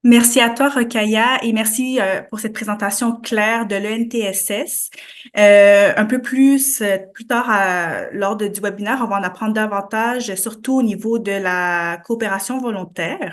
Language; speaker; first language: French; native; French